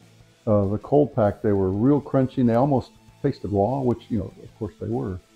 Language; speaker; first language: English; native; English